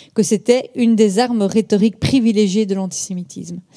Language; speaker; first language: French; native; French